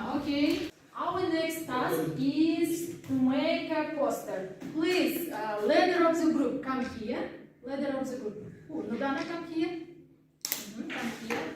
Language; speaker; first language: English; non-native, learner; Kazakh